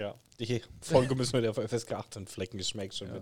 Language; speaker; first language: German; native; German